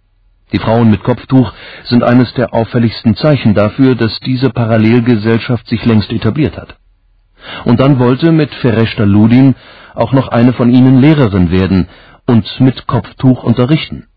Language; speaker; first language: German; native; German